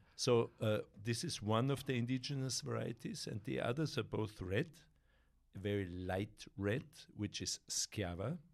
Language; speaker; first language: English; non-native, fluent; German